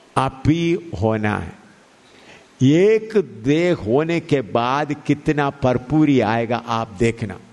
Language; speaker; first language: Hindi; non-native, local second language; Malayalam